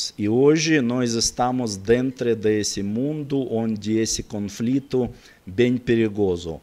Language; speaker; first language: Portuguese; non-native, learner; Russian